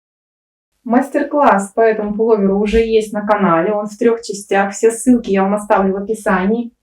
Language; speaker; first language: Russian; native; Russian